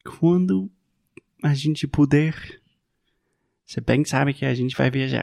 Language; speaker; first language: Portuguese; non-native, fluent; English